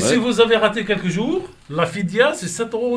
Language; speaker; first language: French; native; French